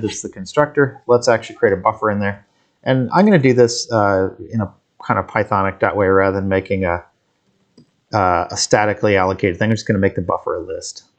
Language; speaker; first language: English; native; English